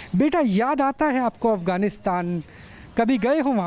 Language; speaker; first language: Hindi; native; Hindi